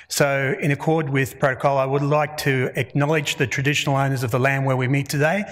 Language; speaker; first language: English; native; English